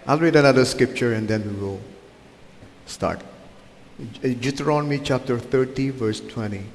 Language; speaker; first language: English; non-native, local second language; Filipino